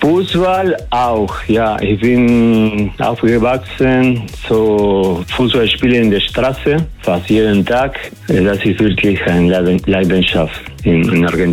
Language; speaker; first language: German; non-native, learner; Spanish